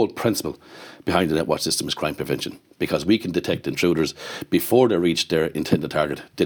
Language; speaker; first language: English; native; English